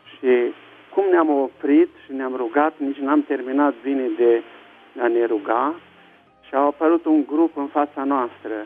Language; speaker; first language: Romanian; native; Romanian